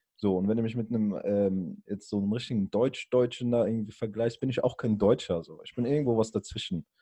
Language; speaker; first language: German; early bilingual, other home language; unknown